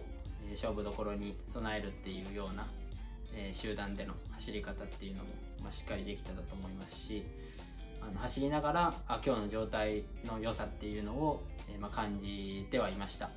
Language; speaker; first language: Japanese; native; Japanese